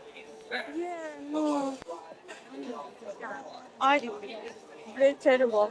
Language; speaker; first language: English; non-native, learner; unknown